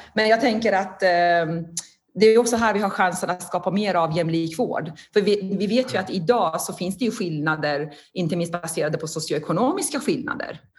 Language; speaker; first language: Swedish; non-native, fluent; Persian